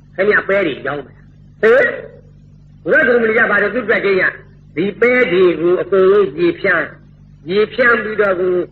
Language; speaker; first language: Burmese; native; Burmese